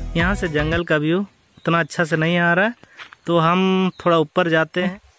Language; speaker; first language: Hindi; non-native, local second language; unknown